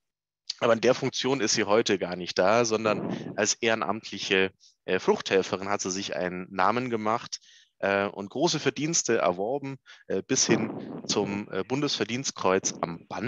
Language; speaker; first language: German; native; German